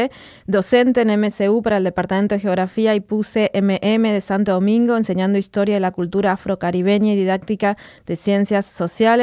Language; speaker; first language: Spanish; native; Spanish